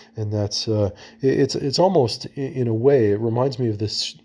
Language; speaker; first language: English; native; English